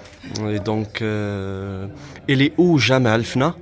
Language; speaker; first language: French; non-native, learner; Arabic